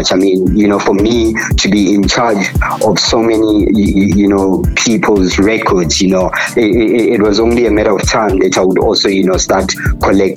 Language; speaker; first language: English; non-native, local second language; Zulu